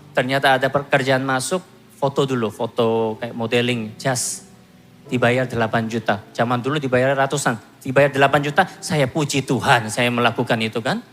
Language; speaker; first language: Indonesian; non-native, fluent; Korean